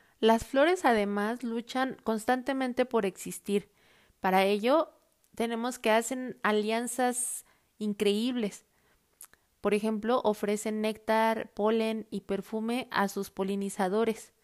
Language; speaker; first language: Spanish; native; Spanish